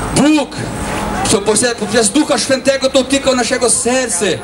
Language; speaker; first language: Polish; non-native, learner; Portuguese